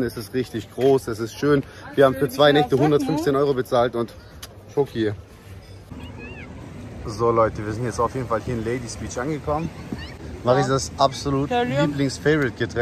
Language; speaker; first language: German; early bilingual, other home language; Turkish